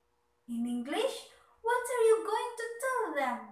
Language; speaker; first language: English; non-native, local second language; Cebuano